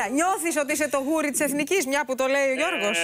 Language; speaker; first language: Greek; native; Greek